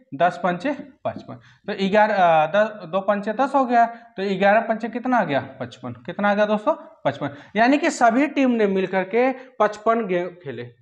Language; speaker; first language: Hindi; native; Hindi